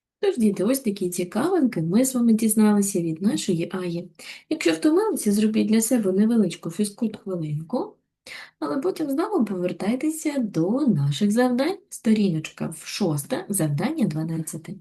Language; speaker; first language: Ukrainian; native; Ukrainian